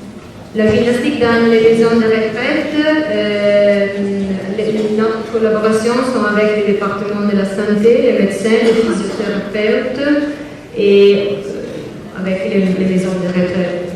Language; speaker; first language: French; non-native, learner; Italian